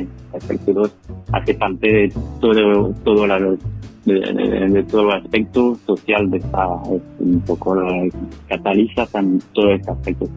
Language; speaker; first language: Spanish; non-native, fluent; French